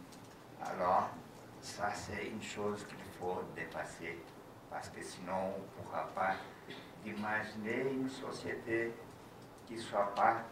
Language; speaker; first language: French; non-native, fluent; Portuguese